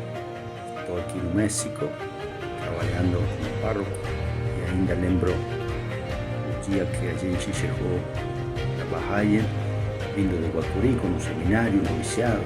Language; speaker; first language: Portuguese; non-native, fluent; Spanish